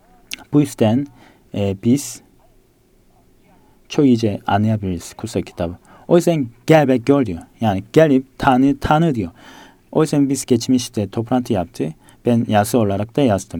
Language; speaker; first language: Turkish; non-native, fluent; Korean